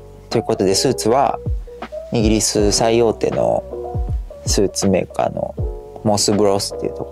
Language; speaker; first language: Japanese; native; Japanese